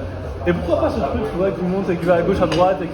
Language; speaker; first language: French; native; French